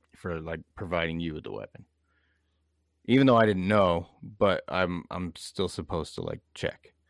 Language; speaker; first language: English; native; English